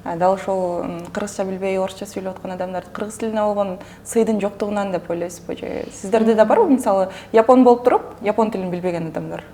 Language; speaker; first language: Kyrgyz; native; Kyrgyz